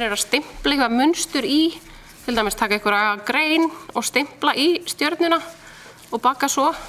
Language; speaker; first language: Icelandic; native; Icelandic